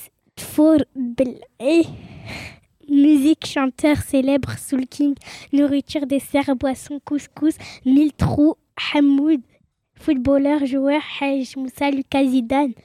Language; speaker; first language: French; early bilingual, other home language; Arabic